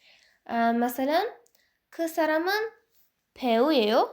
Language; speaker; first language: Korean; non-native, fluent; Uzbek